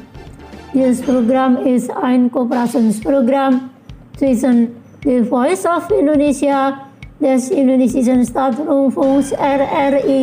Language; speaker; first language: German; non-native, learner; Indonesian